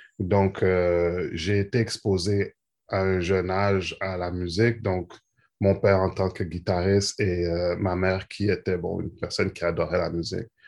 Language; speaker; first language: French; native; French